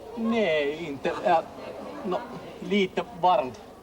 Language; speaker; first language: Swedish; non-native, local second language; Finnish